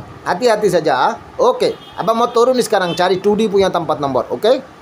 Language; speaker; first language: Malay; non-native, learner; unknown